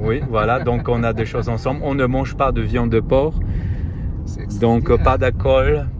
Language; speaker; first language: French; non-native, fluent; German